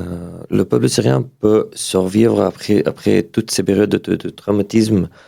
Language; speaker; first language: French; non-native, learner; Arabic